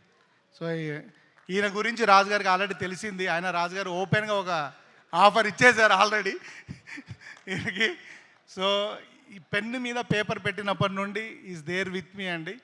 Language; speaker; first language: Telugu; native; Telugu